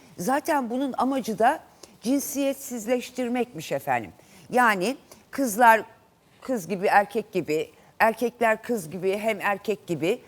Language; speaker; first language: Turkish; native; Turkish